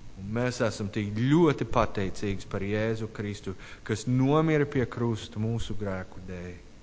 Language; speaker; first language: Latvian; non-native, learner; English